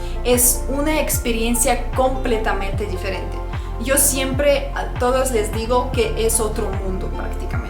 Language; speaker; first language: Spanish; non-native, fluent; Russian